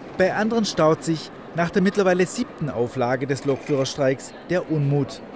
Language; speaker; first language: German; native; German